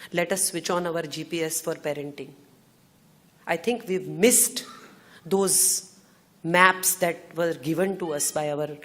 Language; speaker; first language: English; non-native, local second language; Gujarati